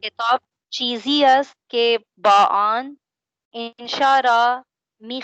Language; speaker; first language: Persian; non-native, learner; Urdu